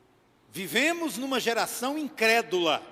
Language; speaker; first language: Portuguese; native; Portuguese